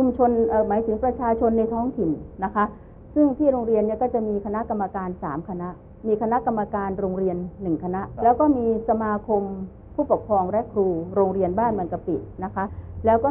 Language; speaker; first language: Thai; native; Thai